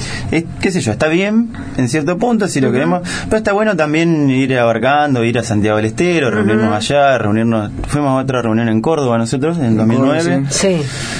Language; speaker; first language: Spanish; native; Spanish